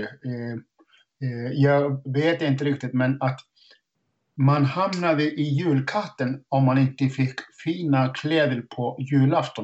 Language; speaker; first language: Swedish; non-native, fluent; Icelandic